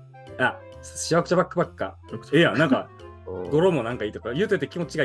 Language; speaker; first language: Japanese; native; Japanese